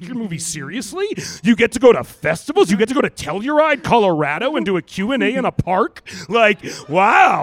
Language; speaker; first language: English; native; English